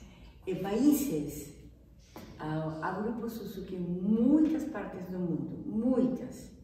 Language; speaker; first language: Portuguese; non-native, fluent; Spanish